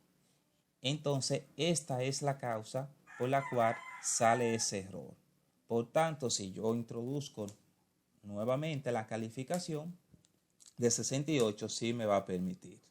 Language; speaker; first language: Spanish; native; Spanish